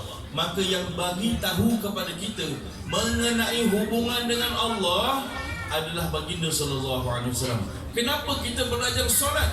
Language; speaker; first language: Malay; native; Malay